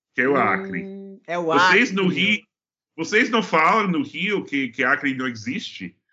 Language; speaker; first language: Portuguese; non-native, fluent; English